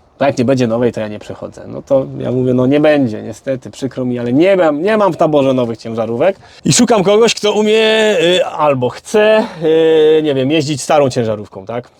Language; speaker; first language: Polish; native; Polish